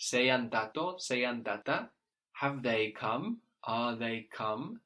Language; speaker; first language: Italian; non-native, fluent; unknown